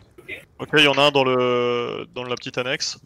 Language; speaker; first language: French; native; French